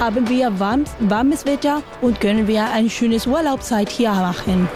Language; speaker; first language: German; non-native, learner; Spanish